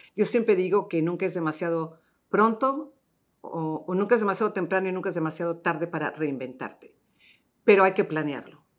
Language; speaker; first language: Spanish; native; Spanish